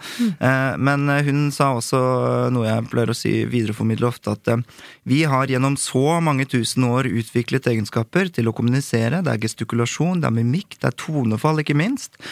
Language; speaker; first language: Norwegian; early bilingual, other home language; Korean